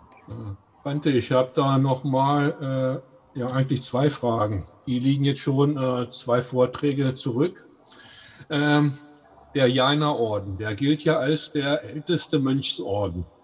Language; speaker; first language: German; native; German